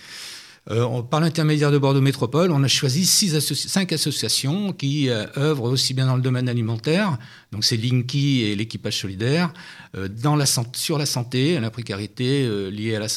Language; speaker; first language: French; native; French